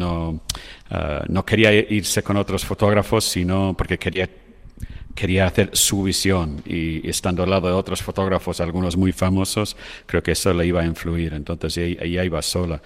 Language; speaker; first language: Spanish; non-native, fluent; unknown